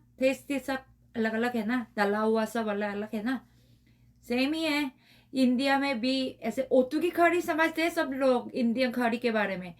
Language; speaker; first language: Hindi; non-native, learner; Korean